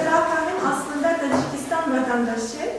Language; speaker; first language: Turkish; non-native, learner; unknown